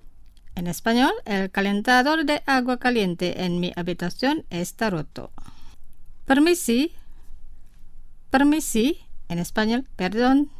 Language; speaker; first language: Spanish; non-native, fluent; Indonesian